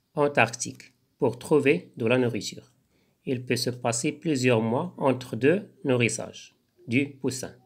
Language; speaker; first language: French; non-native, local second language; Arabic